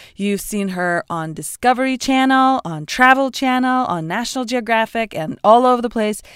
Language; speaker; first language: English; non-native, fluent; Russian